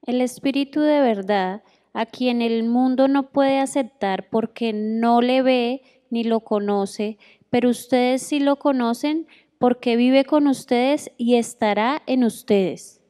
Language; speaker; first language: Spanish; native; Spanish